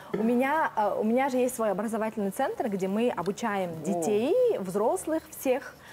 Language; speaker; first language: Russian; native; Russian